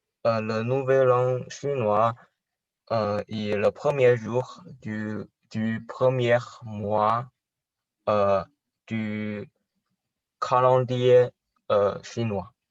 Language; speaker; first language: French; non-native, learner; Chinese